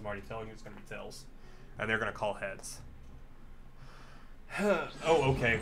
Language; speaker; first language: English; native; English